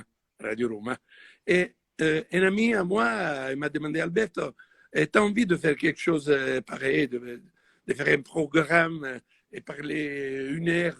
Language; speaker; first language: French; non-native, fluent; Italian